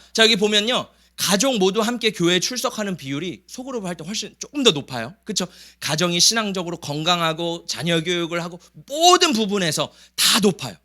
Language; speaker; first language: Korean; early bilingual, heritage; Korean